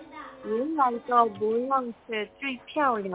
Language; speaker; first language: Chinese; non-native, learner; Korean